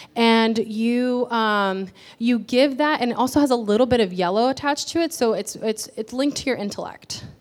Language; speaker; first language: English; early bilingual, other home language; Spanish